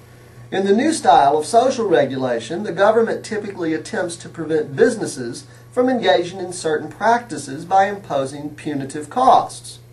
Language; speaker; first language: English; native; English